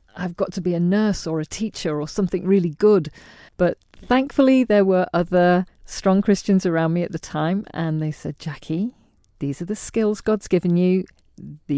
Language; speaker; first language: English; native; English